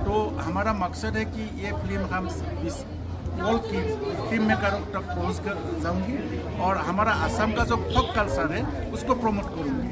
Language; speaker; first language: Hindi; non-native, local second language; Assamese